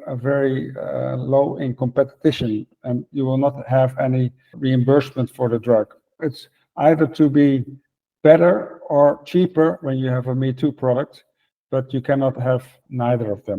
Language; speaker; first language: English; non-native, fluent; Dutch